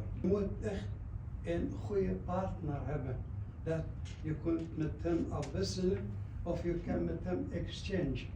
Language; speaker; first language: Dutch; non-native, fluent; Arabic